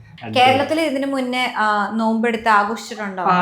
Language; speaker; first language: Malayalam; native; Malayalam